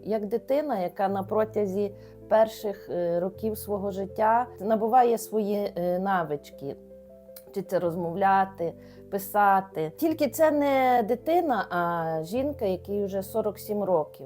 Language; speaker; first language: Ukrainian; native; Ukrainian